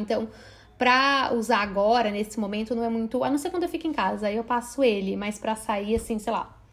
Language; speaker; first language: Portuguese; native; Portuguese